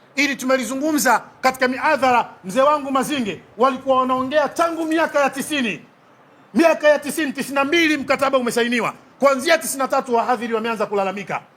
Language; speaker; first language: Swahili; native; Swahili